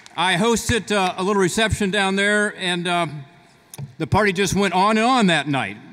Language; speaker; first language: English; native; English